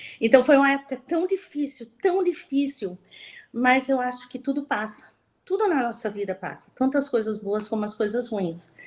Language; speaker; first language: Portuguese; native; Portuguese